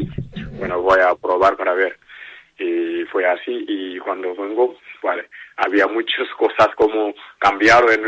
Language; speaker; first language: Spanish; non-native, learner; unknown